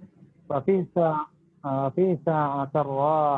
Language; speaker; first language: Arabic; non-native, learner; Indonesian